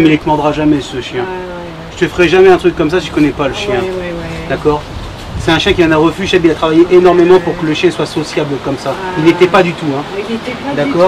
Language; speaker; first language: French; native; French